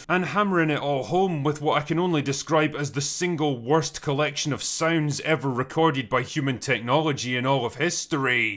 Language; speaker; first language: English; native; English